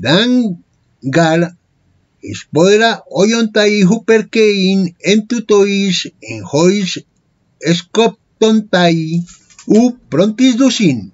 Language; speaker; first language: Greek; non-native, fluent; Spanish